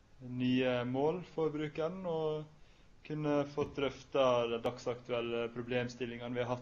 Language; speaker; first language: Norwegian; native; Norwegian